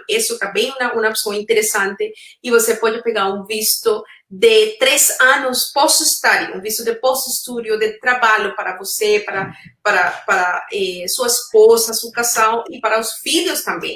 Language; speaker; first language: Portuguese; non-native, fluent; Spanish